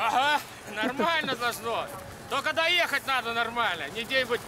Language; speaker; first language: Russian; native; Russian